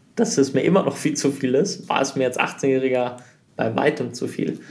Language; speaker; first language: German; early bilingual, heritage; German